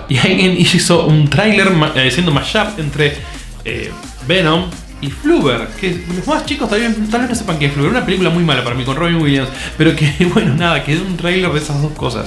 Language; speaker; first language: Spanish; native; Spanish